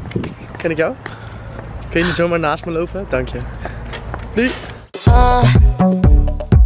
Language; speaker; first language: Dutch; native; Dutch